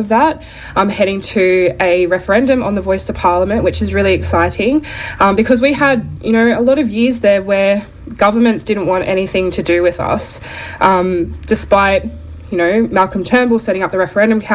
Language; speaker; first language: English; native; English